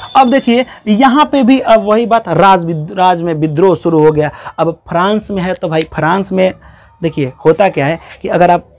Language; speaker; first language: Hindi; native; Hindi